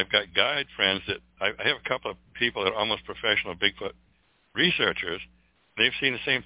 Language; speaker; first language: English; native; English